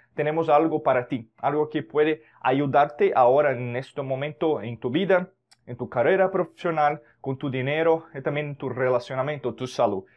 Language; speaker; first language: Spanish; non-native, fluent; Portuguese